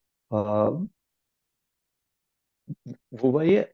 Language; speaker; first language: French; non-native, fluent; Russian